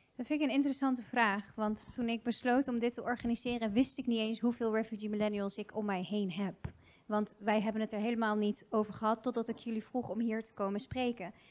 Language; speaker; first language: Dutch; early bilingual, other home language; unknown